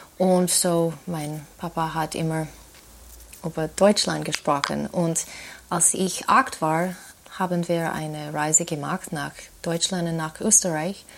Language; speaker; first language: German; non-native, fluent; English